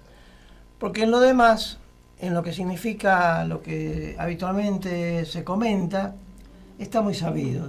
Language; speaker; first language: Spanish; native; Spanish